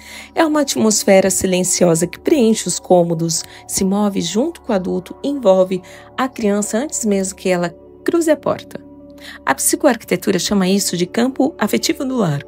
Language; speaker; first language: Portuguese; native; Portuguese